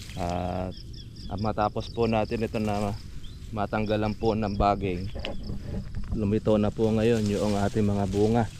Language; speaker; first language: Filipino; native; Filipino